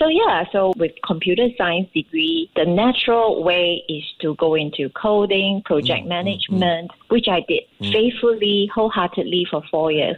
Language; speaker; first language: English; non-native, local second language; Cantonese